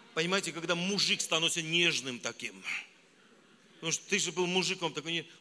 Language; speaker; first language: Russian; non-native, local second language; Armenian